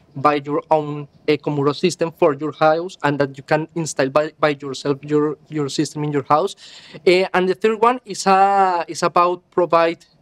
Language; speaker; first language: English; non-native, learner; Spanish